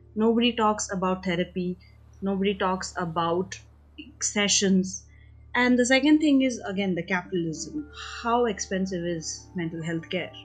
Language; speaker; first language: English; non-native, local second language; Hindi